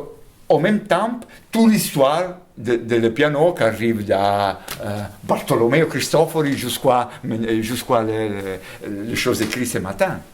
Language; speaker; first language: French; non-native, fluent; Italian